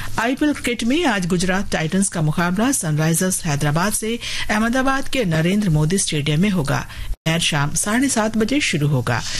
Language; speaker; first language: Hindi; native; Hindi